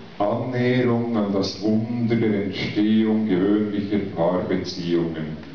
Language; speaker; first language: German; native; German